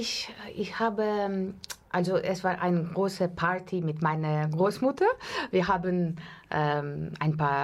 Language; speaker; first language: German; non-native, fluent; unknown